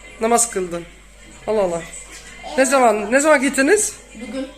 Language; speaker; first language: Turkish; non-native, learner; Dutch